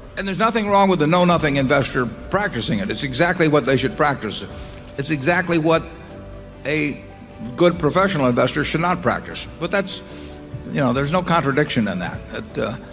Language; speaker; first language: English; native; English